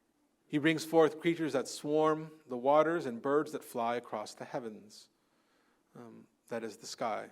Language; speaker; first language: English; native; English